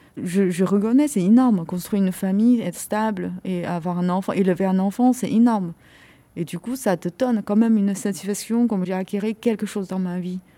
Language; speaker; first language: French; non-native, fluent; Chinese